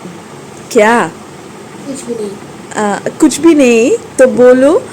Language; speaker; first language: Hindi; non-native, local second language; Tulu